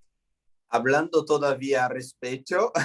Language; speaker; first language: Spanish; non-native, fluent; Portuguese